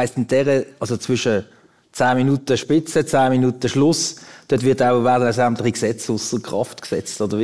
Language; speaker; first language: German; native; German